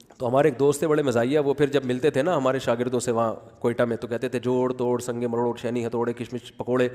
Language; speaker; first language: Urdu; native; Urdu